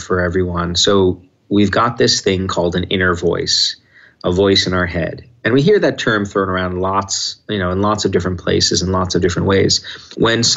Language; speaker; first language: English; native; English